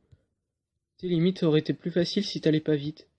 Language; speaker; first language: French; native; French